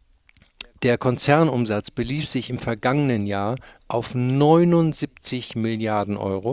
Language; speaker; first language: German; native; German